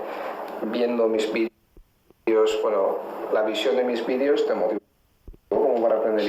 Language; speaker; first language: Spanish; non-native, fluent; Italian